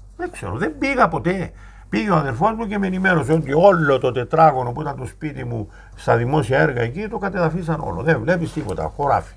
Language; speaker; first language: Greek; native; Greek